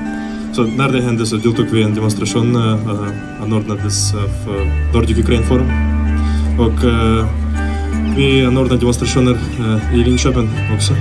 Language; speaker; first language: Swedish; non-native, fluent; Ukrainian